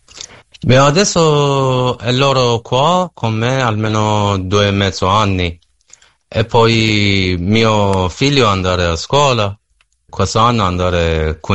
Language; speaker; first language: Italian; non-native, learner; Persian